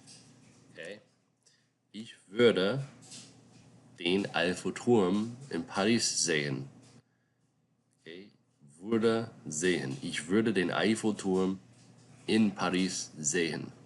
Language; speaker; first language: German; non-native, fluent; English